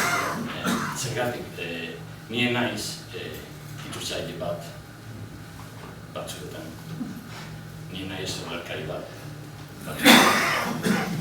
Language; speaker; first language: Basque; non-native, fluent; Galician